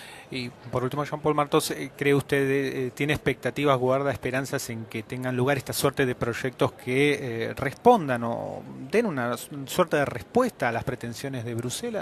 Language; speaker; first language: Spanish; native; Spanish